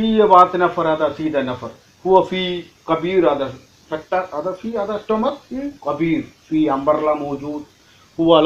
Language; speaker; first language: Arabic; non-native, learner; Malayalam